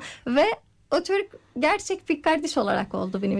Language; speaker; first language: Turkish; non-native, fluent; Arabic